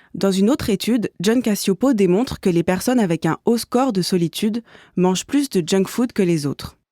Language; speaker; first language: French; native; French